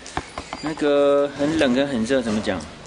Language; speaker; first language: Chinese; native; Chinese